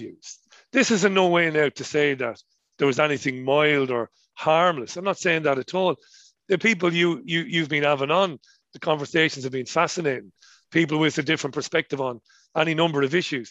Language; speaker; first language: English; native; English